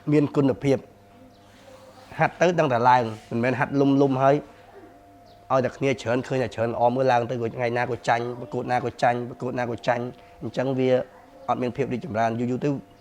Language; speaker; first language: Khmer; native; Khmer